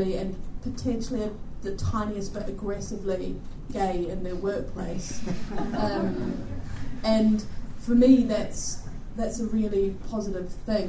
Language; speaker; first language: English; native; English